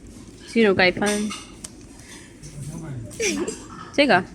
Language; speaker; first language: Chinese; non-native, learner; Urdu